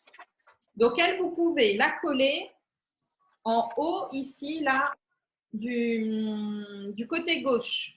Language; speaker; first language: French; native; French